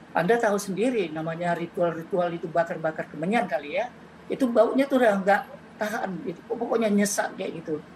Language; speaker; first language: Indonesian; native; Indonesian